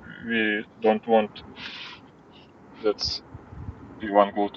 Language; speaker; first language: English; non-native, learner; Ukrainian